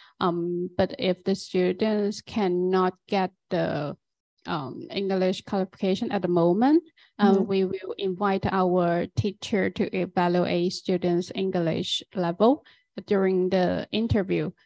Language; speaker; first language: English; non-native, fluent; Chinese